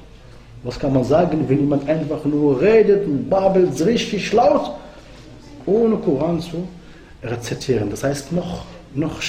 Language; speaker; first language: German; non-native, fluent; Arabic